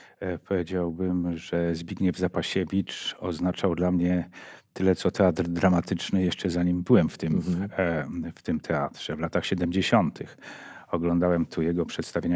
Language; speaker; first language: Polish; native; Polish